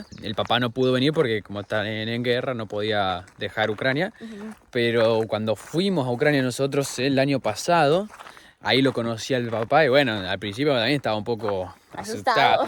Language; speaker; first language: Spanish; native; Spanish